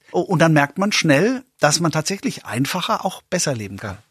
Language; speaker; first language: German; native; German